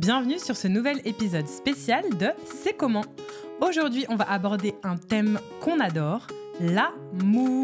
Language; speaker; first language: French; native; French